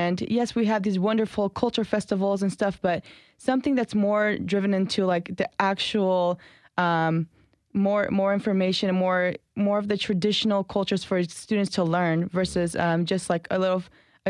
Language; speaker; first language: English; early bilingual, other home language; Kurdish